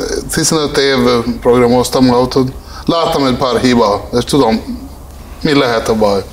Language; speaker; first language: Hungarian; non-native, learner; Swedish